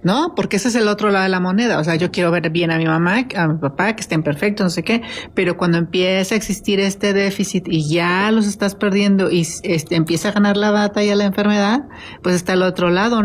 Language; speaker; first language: Spanish; native; Spanish